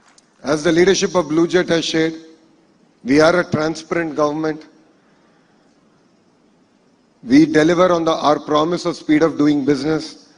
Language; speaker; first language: English; non-native, local second language; Telugu